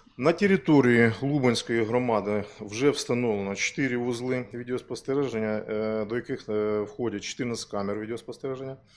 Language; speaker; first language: Ukrainian; native; Ukrainian